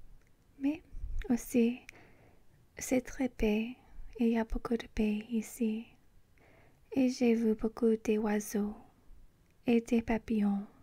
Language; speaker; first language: French; non-native, learner; English